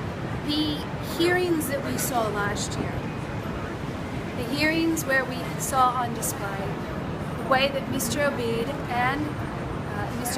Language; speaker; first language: English; native; English